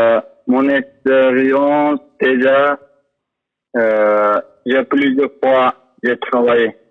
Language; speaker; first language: French; non-native, learner; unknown